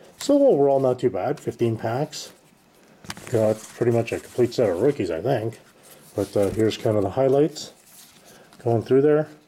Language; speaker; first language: English; native; English